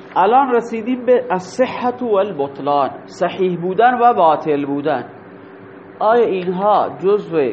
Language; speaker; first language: Persian; non-native, local second language; Baluchi